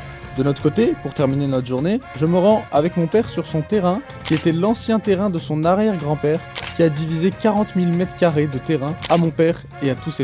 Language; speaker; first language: French; native; French